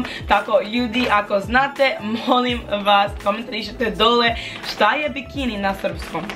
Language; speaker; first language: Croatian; non-native, learner; English